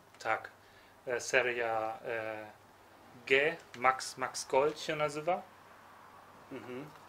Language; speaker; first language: Polish; early bilingual, heritage; Polish